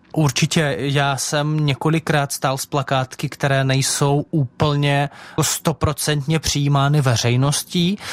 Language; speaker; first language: Czech; non-native, fluent; Russian